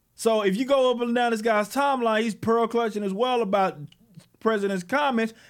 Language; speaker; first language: English; native; English